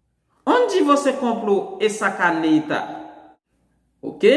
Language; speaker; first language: Portuguese; non-native, fluent; Haitian Creole